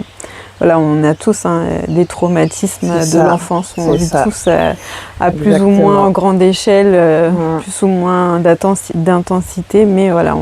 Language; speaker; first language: French; native; French